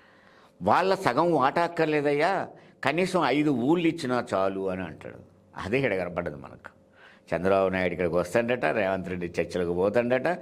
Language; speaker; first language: Telugu; native; Telugu